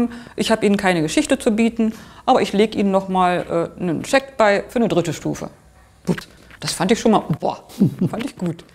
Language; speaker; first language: German; native; German